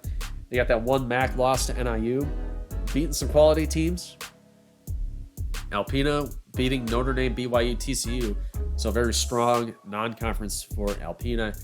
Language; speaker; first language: English; native; English